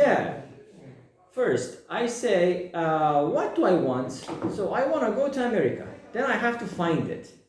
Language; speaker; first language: English; non-native, fluent; Persian